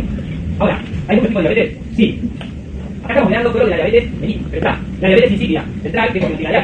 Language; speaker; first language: Spanish; native; Spanish